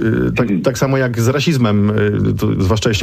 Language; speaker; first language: Polish; native; Polish